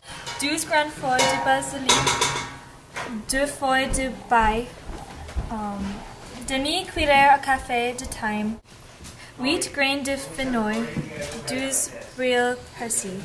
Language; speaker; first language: French; non-native, learner; English